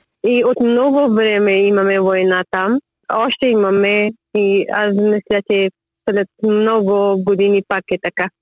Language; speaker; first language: Bulgarian; non-native, learner; Persian